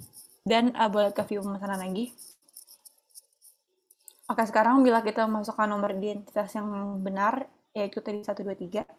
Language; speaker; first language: Indonesian; native; Indonesian